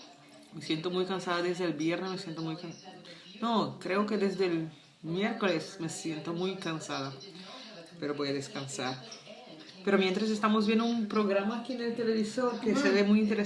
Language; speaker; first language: Spanish; non-native, fluent; Papiamento